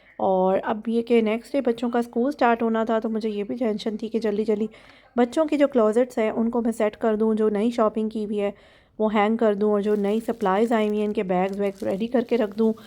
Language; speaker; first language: Urdu; native; Urdu